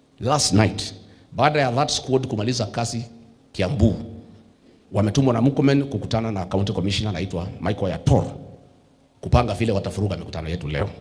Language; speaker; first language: Swahili; non-native, local second language; Kikuyu